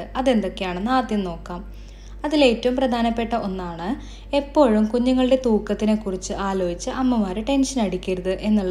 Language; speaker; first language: Malayalam; native; Malayalam